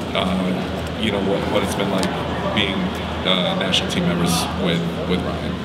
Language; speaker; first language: English; native; English